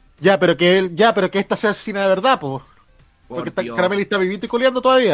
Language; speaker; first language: Spanish; native; Spanish